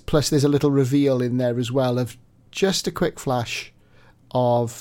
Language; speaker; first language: English; native; English